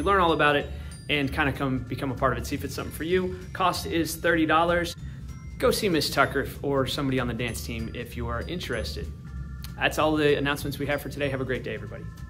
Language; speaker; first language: English; native; English